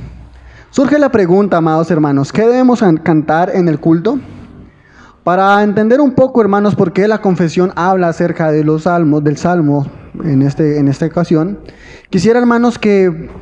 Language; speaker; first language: Spanish; native; Spanish